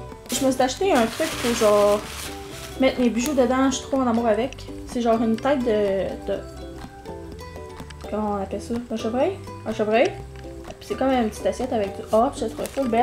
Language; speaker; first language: French; native; French